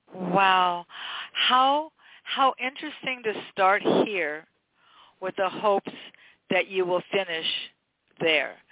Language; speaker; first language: English; native; English